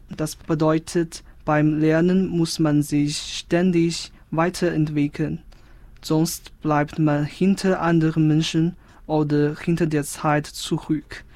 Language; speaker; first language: German; non-native, fluent; Chinese